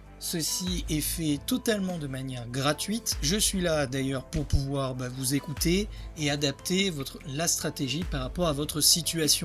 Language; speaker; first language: French; native; French